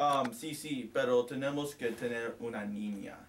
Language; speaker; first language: Spanish; non-native, learner; English